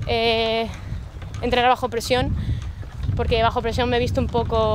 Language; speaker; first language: Spanish; native; Spanish